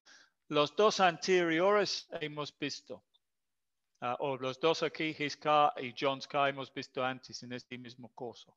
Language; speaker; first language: Spanish; non-native, fluent; English